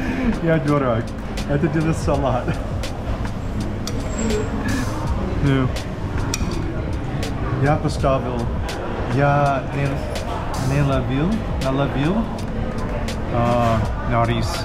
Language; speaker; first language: Russian; non-native, learner; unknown